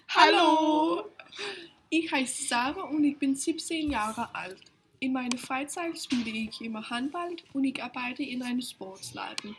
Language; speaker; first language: German; non-native, learner; Danish